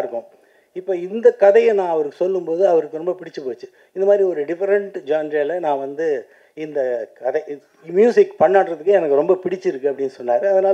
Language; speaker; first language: Tamil; native; Tamil